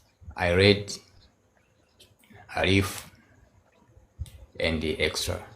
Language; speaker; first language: English; non-native, learner; Swahili